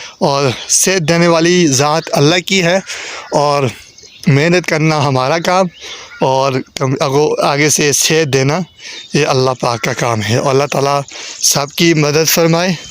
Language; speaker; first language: Urdu; non-native, local second language; Northern Hindko